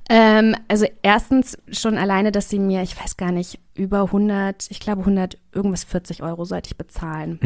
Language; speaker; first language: German; native; German